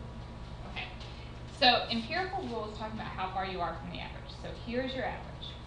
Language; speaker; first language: English; native; English